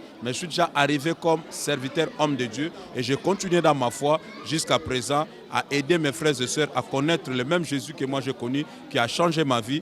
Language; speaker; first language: French; non-native, local second language; Lingala